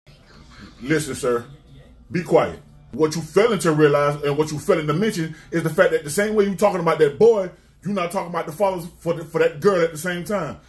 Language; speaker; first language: English; native; English